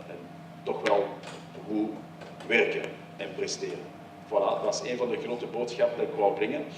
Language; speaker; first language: Dutch; early bilingual, other home language; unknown